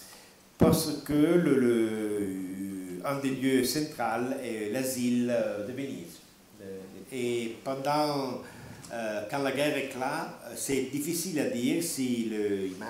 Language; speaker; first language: French; non-native, learner; Italian